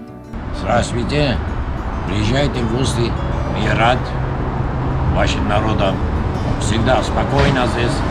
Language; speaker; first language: Russian; non-native, fluent; Georgian